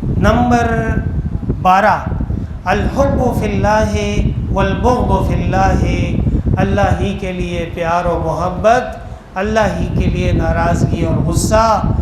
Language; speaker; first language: Urdu; non-native, local second language; Pashto